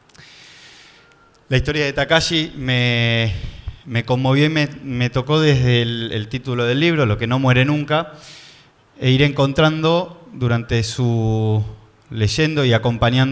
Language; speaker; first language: Spanish; native; Spanish